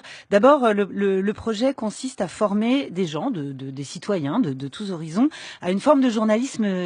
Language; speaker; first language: French; native; French